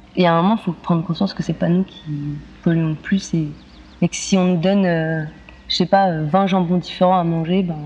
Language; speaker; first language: French; native; French